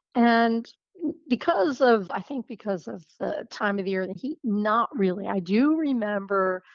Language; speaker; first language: English; native; English